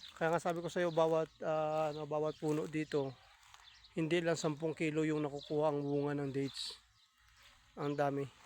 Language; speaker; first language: Filipino; non-native, local second language; Hiligaynon